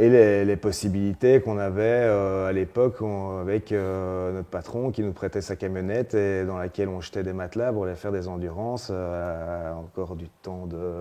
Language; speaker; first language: French; native; French